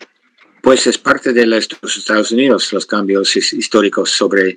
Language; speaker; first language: Spanish; non-native, fluent; English